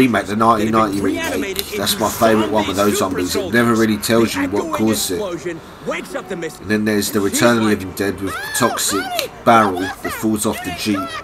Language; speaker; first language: English; native; English